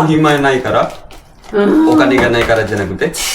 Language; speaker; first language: Japanese; non-native, learner; Indonesian